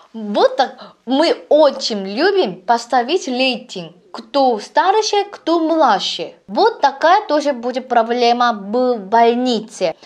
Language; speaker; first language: Russian; non-native, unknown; Korean